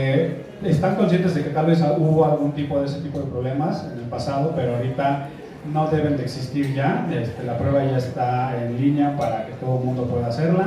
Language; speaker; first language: Spanish; native; Spanish